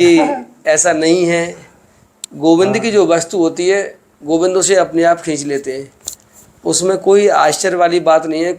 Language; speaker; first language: Hindi; native; Hindi